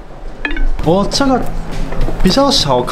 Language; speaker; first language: Chinese; non-native, learner; Japanese